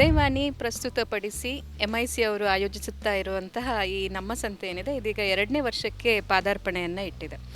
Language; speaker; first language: Kannada; native; Kannada